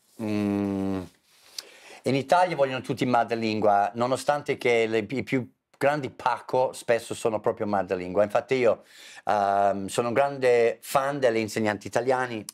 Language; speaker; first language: Italian; non-native, fluent; English